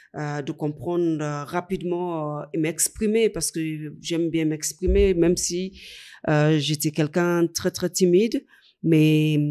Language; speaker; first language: French; non-native, fluent; English